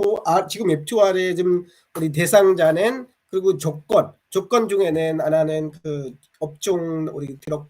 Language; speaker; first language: Korean; non-native, fluent; Bangla